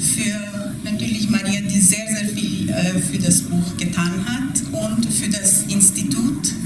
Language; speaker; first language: German; non-native, fluent; Persian